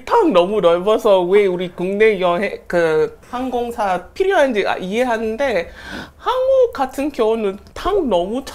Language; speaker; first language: Korean; non-native, learner; English